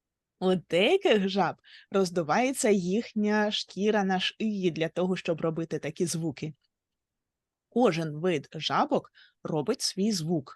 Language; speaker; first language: Ukrainian; native; Ukrainian